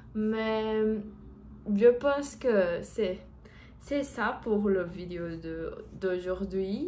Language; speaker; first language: French; non-native, learner; Portuguese